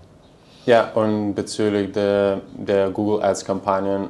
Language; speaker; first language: German; non-native, learner; Lithuanian